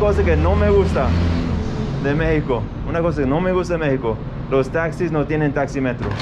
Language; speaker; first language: Spanish; non-native, fluent; English